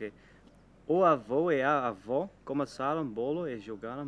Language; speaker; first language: Portuguese; non-native, learner; Dutch